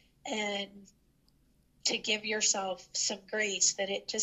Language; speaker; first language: English; native; English